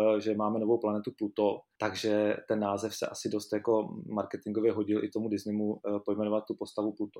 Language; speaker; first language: Czech; native; Czech